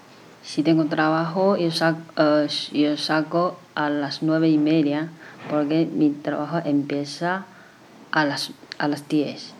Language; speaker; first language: Spanish; non-native, learner; Chinese